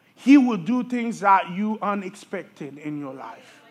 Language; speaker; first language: English; early bilingual, other home language; Haitian Creole